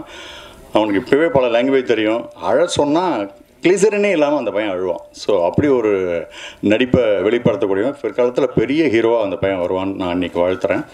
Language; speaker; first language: Tamil; native; Tamil